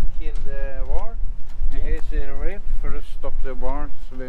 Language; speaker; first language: English; non-native, learner; Norwegian